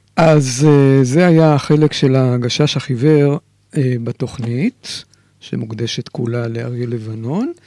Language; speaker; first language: Hebrew; native; Hebrew